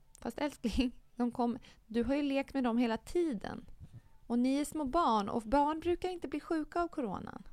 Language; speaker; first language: Swedish; native; Swedish